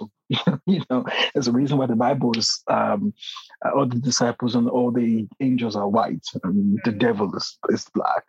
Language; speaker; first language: English; non-native, local second language; Yoruba